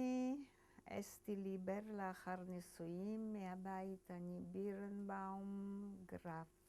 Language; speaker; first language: Hebrew; early bilingual, other home language; Polish